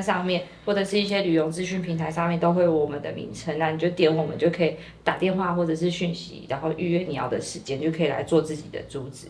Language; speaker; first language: Chinese; native; Chinese